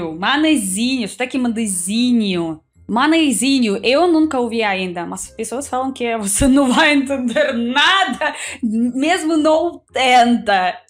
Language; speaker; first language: Portuguese; non-native, fluent; Russian